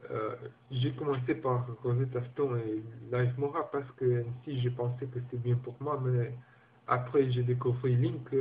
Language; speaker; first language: French; non-native, learner; Romanian